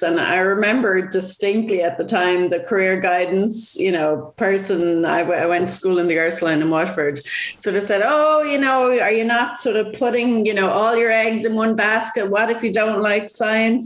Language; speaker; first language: English; native; English